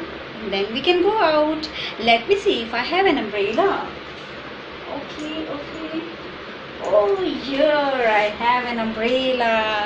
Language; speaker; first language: English; non-native, local second language; Hindi